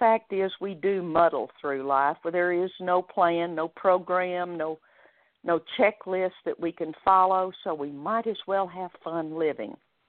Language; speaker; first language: English; native; English